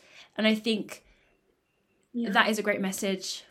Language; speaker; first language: English; native; English